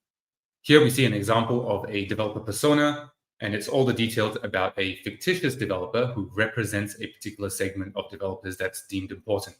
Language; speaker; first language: English; native; English